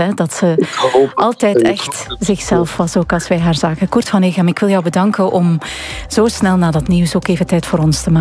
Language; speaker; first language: Dutch; native; Dutch